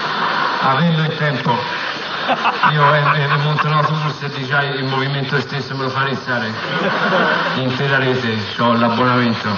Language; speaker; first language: Italian; native; Italian